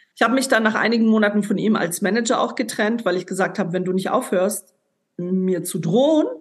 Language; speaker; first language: German; native; German